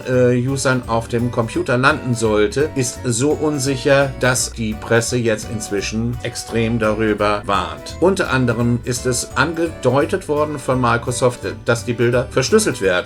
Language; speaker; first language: German; native; German